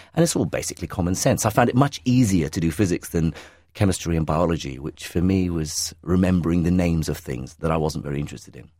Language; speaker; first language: English; early bilingual, other home language; Arabic